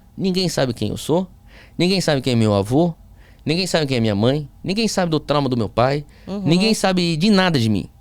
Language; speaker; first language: Portuguese; early bilingual, heritage; Portuguese